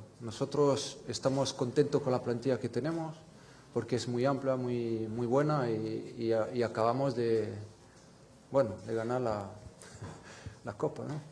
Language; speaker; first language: Spanish; non-native, fluent; French